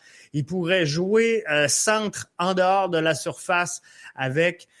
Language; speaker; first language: French; native; French